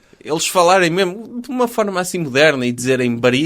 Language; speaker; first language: Portuguese; native; Portuguese